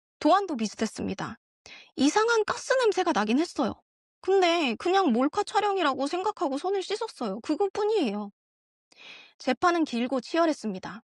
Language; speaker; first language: Korean; early bilingual, heritage; Korean